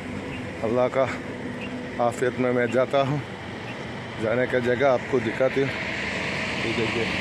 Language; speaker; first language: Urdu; non-native, learner; Malayalam